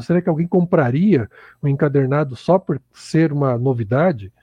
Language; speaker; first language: Portuguese; native; Portuguese